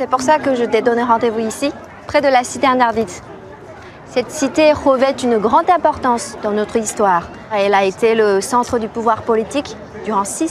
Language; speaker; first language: French; non-native, fluent; Chinese